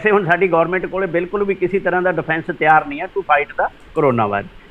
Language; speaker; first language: Hindi; non-native, local second language; Punjabi